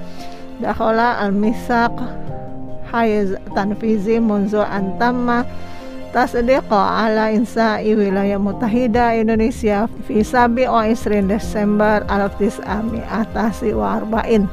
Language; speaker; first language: Arabic; non-native, fluent; Indonesian